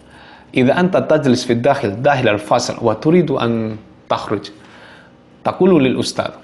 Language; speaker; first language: Arabic; non-native, fluent; Javanese